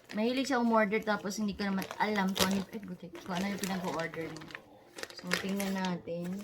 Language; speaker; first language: Filipino; native; Filipino